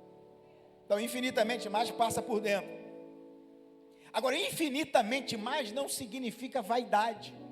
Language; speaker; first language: Portuguese; native; Portuguese